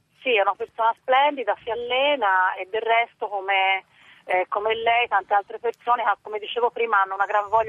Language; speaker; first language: Italian; native; Italian